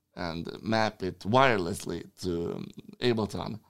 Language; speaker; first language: English; non-native, fluent; Swedish